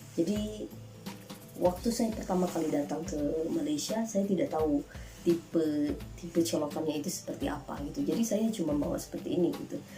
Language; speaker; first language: Indonesian; native; Indonesian